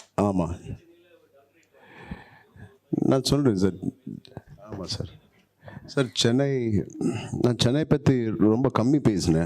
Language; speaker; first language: Tamil; non-native, local second language; Telugu